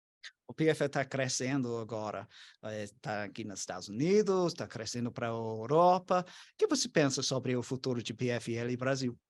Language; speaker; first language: Portuguese; non-native, learner; English